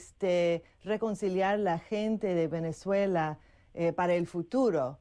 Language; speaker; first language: Spanish; non-native, fluent; English